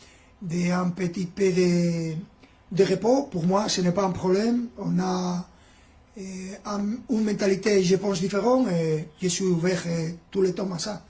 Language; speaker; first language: French; non-native, fluent; Spanish